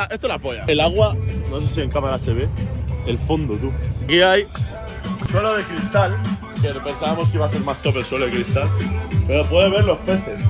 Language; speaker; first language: Spanish; native; Spanish